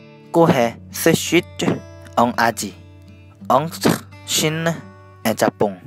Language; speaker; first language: French; non-native, learner; Korean